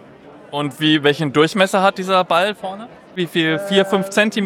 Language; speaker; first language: German; native; German